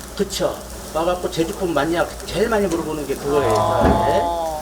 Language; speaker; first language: Korean; native; Korean